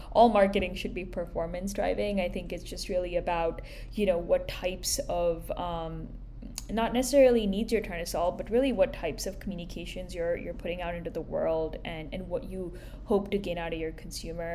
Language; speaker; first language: English; non-native, local second language; Hindi